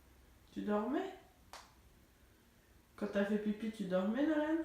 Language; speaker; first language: French; native; French